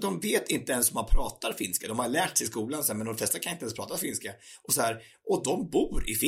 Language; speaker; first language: Swedish; native; Swedish